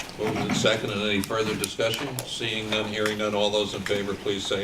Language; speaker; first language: English; native; English